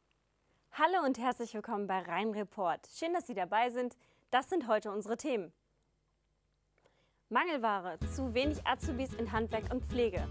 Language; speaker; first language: German; native; German